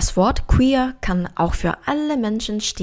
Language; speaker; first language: German; non-native, fluent; Korean